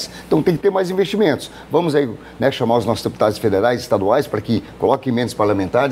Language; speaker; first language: Portuguese; native; Portuguese